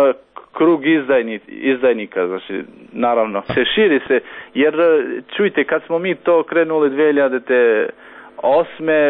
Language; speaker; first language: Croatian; non-native, local second language; Albanian